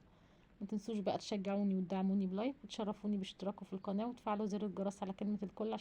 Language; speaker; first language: Arabic; native; Arabic